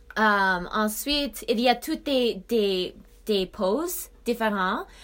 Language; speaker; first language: French; non-native, learner; English